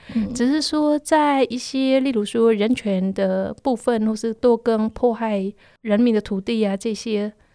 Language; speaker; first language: Chinese; non-native, fluent; Khmer